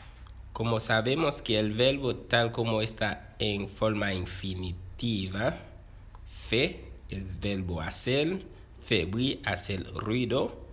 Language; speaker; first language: Spanish; non-native, fluent; Haitian Creole